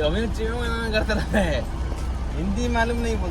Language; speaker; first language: Hindi; non-native, learner; Nepali